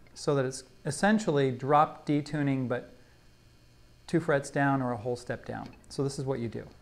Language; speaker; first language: English; native; English